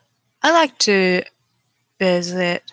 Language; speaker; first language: English; non-native, learner; Japanese